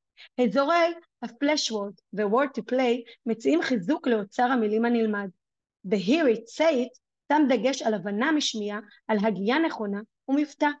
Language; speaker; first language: Hebrew; native; Hebrew